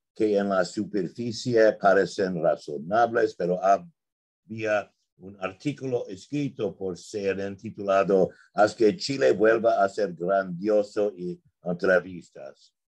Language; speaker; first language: Spanish; non-native, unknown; English